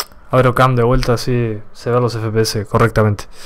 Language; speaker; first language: Spanish; native; Spanish